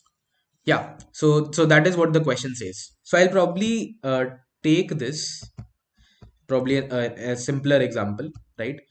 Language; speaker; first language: English; non-native, local second language; Hindi